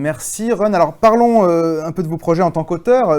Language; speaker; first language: French; native; French